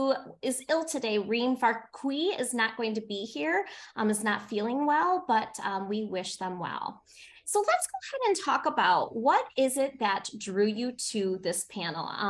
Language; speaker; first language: English; native; English